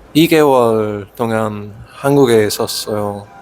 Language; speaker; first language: Korean; non-native, learner; English